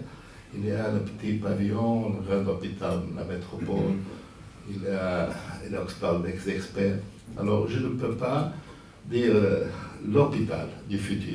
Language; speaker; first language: French; non-native, fluent; Portuguese